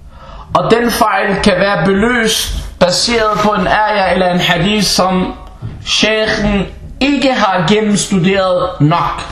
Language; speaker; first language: Danish; early bilingual, other home language; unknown